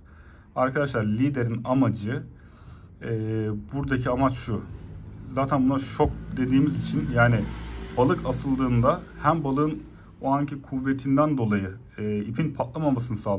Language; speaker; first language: Turkish; native; Turkish